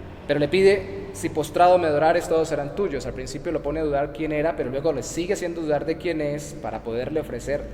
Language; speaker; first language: Spanish; native; Spanish